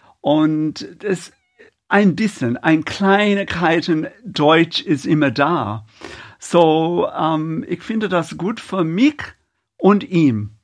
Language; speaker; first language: German; non-native, learner; English